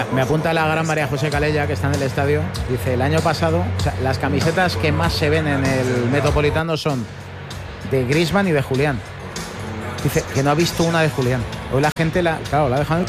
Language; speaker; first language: Spanish; native; Spanish